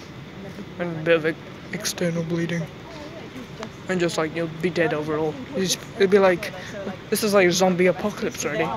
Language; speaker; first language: English; native; English